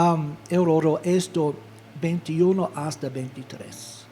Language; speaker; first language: Spanish; non-native, fluent; English